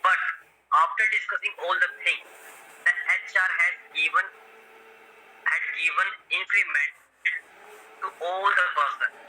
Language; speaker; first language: English; non-native, local second language; Hindi